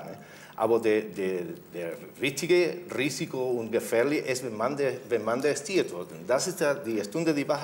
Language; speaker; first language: German; non-native, fluent; Spanish